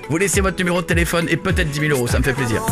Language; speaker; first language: French; native; French